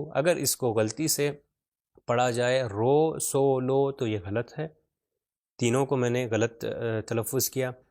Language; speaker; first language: Urdu; non-native, local second language; Punjabi